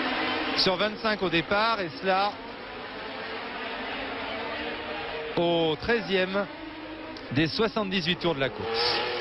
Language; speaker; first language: French; native; French